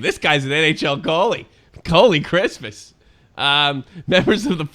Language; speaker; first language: English; native; English